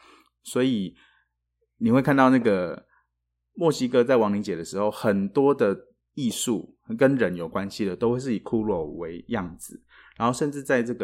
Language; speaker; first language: Chinese; native; Chinese